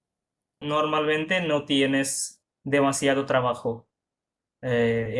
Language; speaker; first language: Spanish; non-native, fluent; Bangla